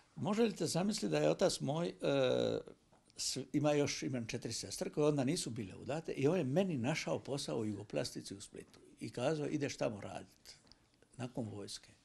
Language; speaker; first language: Croatian; native; Croatian